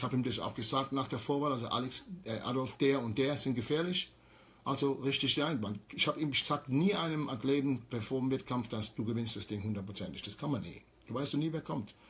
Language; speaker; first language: German; early bilingual, heritage; German